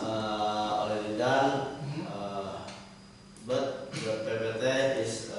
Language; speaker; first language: English; non-native, learner; Indonesian